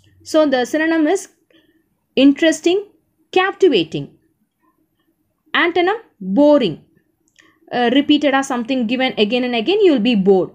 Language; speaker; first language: English; non-native, local second language; Tamil